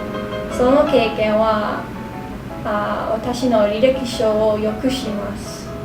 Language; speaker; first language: Japanese; non-native, learner; English